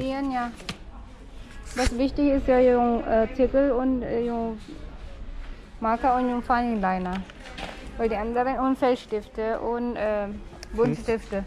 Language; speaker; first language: German; non-native, learner; Filipino